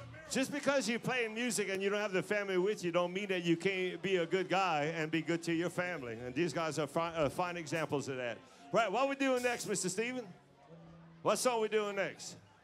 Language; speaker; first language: English; early bilingual, other home language; French